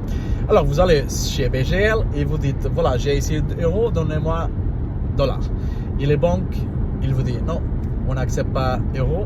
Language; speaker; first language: French; non-native, learner; Portuguese